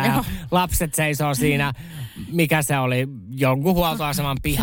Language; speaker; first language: Finnish; native; Finnish